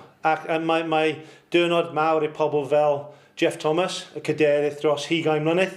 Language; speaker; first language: Welsh; non-native, local second language; English